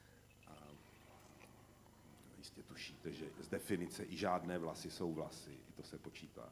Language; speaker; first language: Czech; native; Czech